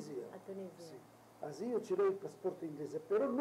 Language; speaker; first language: Italian; non-native, local second language; Arabic